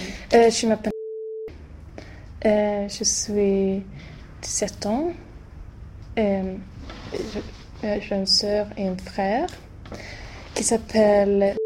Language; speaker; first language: French; non-native, learner; Swedish